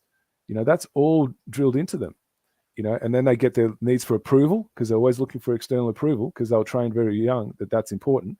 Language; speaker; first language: English; native; English